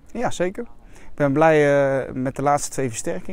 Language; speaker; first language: Dutch; native; Dutch